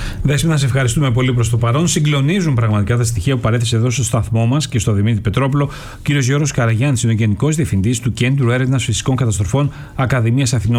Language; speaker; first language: Greek; native; Greek